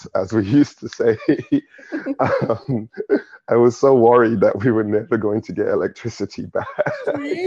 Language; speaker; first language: English; native; English